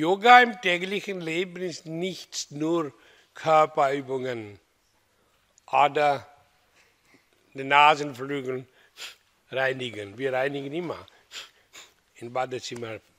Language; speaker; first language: German; non-native, learner; Hindi